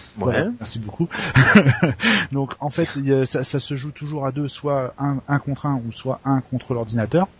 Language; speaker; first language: French; native; French